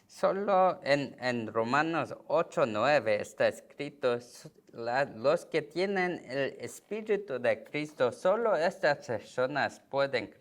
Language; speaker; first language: Spanish; non-native, learner; Korean